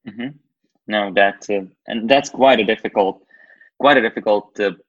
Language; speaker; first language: English; non-native, fluent; Slovak